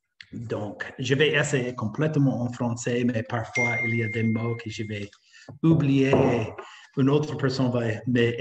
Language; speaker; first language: French; non-native, fluent; English